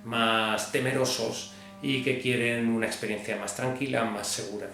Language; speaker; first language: Spanish; native; Spanish